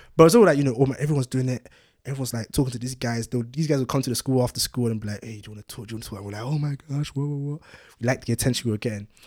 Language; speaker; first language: English; early bilingual, other home language; Yoruba